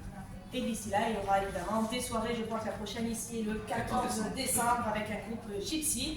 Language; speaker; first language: French; native; French